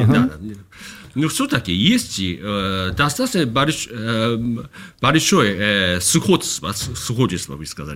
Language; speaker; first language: Russian; non-native, fluent; Japanese